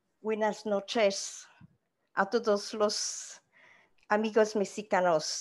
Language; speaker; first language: Spanish; non-native, learner; Khmer